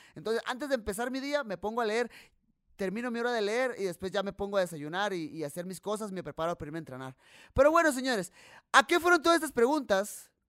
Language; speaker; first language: Spanish; native; Spanish